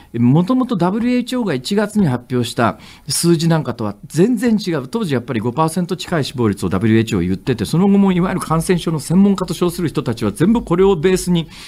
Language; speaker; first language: Japanese; native; Japanese